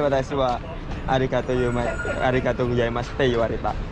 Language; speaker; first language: Japanese; non-native, learner; Indonesian